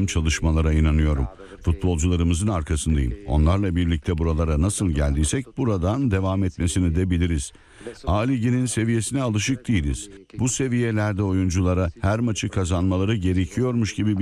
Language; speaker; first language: Turkish; non-native, fluent; Italian